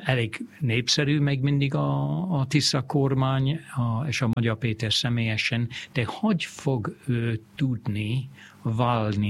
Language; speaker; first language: Hungarian; non-native, fluent; English